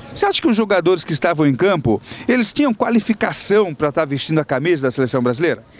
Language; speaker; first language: Portuguese; native; Portuguese